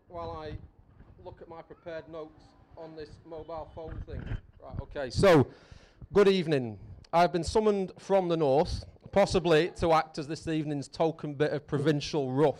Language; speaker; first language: English; native; English